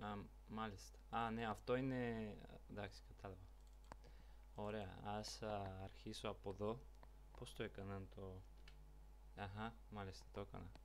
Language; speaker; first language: Greek; non-native, learner; Bulgarian